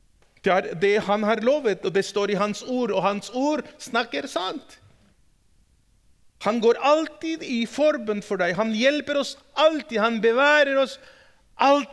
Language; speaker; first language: Norwegian; non-native, fluent; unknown